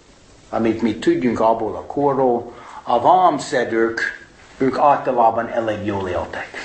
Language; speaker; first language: Hungarian; non-native, fluent; English